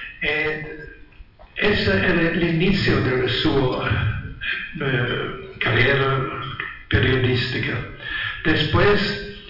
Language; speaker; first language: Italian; non-native, learner; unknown